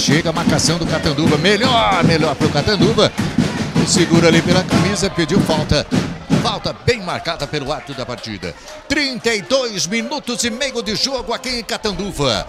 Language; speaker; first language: Portuguese; native; Portuguese